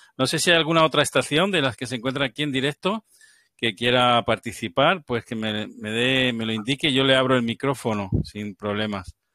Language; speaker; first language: Spanish; native; Spanish